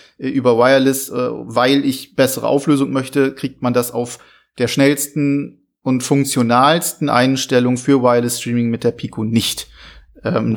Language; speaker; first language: German; native; German